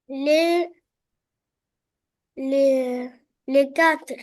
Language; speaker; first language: French; non-native, learner; Arabic